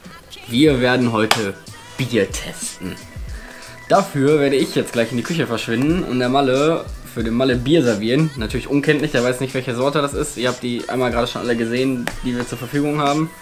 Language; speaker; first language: German; native; German